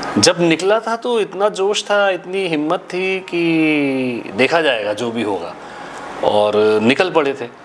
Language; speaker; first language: Hindi; native; Hindi